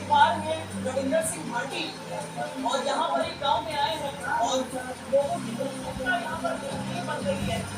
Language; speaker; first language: Hindi; native; Hindi